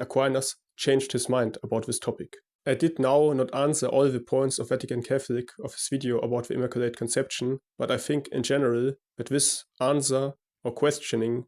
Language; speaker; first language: English; non-native, fluent; German